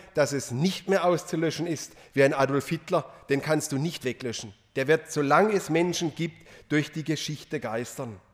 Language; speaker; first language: German; native; German